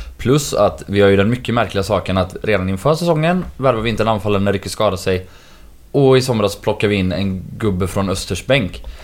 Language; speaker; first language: Swedish; native; Swedish